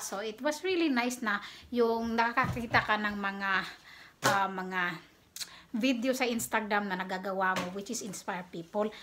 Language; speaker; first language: English; non-native, local second language; Filipino